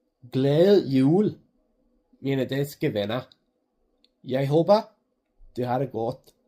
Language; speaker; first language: Danish; non-native, learner; English